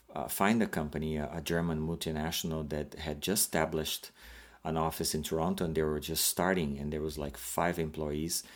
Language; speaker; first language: English; non-native, fluent; Portuguese